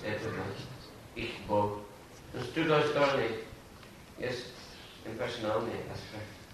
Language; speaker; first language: Russian; non-native, fluent; English